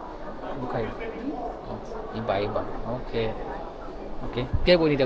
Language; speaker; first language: Chinese; non-native, learner; Amharic